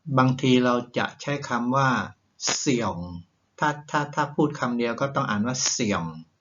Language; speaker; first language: Thai; native; Thai